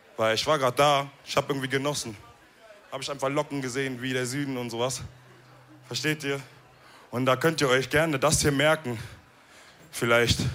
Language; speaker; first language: German; early bilingual, other home language; Wolof